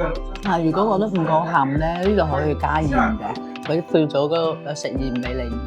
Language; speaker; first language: Chinese; non-native, local second language; Hakka Chinese